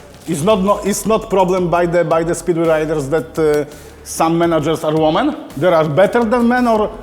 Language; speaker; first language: English; non-native, learner; Polish